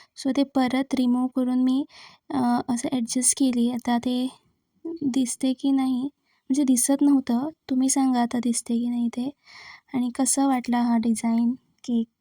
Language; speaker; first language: Marathi; non-native, local second language; Konkani